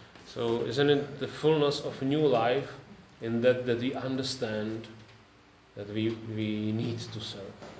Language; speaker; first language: English; non-native, fluent; Czech